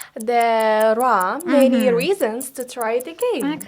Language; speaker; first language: English; non-native, fluent; Vietnamese